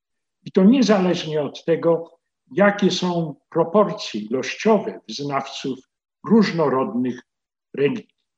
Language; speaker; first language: Polish; native; Polish